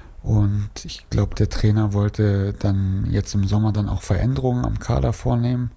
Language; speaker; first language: German; native; German